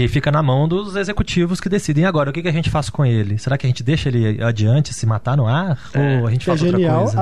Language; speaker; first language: Portuguese; native; Portuguese